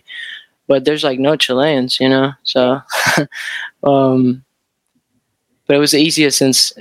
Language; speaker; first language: English; non-native, fluent; Spanish